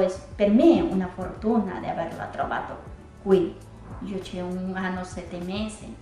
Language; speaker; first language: Italian; non-native, learner; Spanish